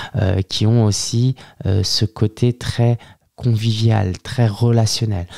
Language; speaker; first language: French; early bilingual, other home language; Chinese